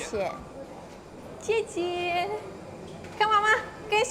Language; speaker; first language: Chinese; non-native, learner; Indonesian